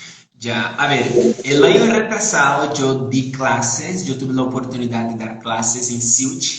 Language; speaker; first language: Spanish; non-native, fluent; Portuguese